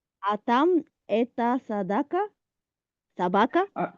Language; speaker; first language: Russian; non-native, learner; Arabic